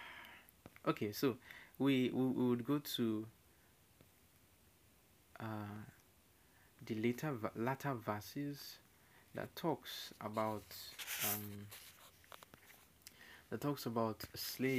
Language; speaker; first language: English; non-native, local second language; Yoruba